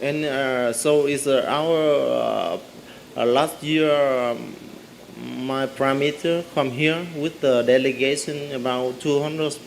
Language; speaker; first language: English; non-native, learner; Vietnamese